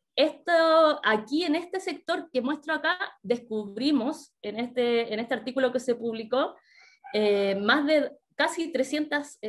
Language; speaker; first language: Spanish; native; Spanish